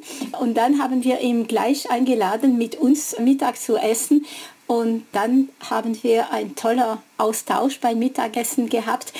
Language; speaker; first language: German; non-native, fluent; French